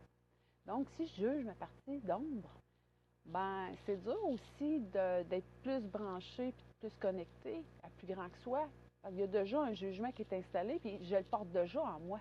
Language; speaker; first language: French; native; French